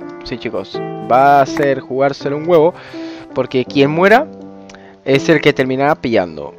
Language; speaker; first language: Spanish; native; Spanish